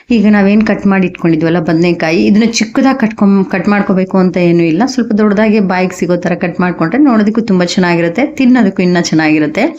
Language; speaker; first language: Kannada; native; Kannada